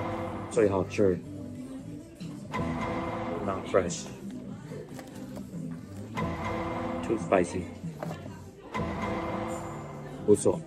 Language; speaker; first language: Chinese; non-native, learner; English